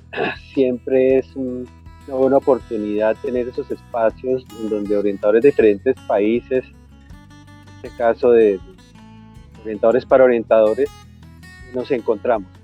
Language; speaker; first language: Spanish; native; Spanish